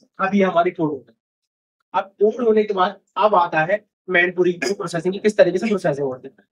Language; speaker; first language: Hindi; native; Hindi